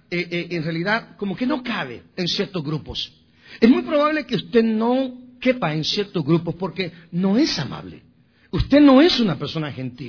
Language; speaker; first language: Spanish; native; Spanish